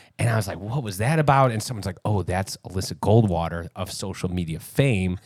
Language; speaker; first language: English; native; English